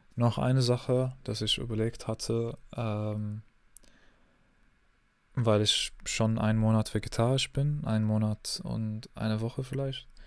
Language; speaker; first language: German; non-native, fluent; English